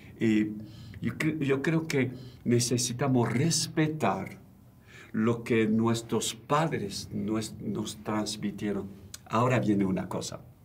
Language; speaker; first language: Spanish; non-native, fluent; French